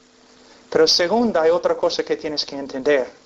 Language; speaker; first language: Spanish; non-native, fluent; English